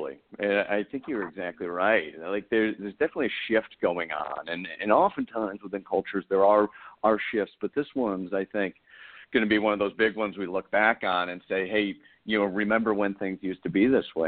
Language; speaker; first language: English; native; English